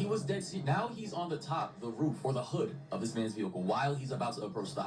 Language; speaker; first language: English; native; English